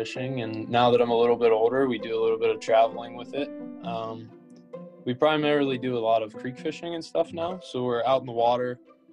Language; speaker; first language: English; native; English